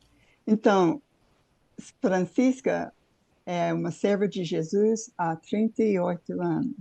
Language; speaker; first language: Portuguese; non-native, fluent; English